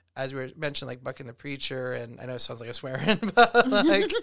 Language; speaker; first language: English; native; English